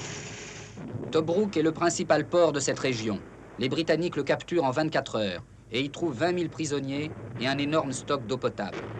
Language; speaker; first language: French; native; French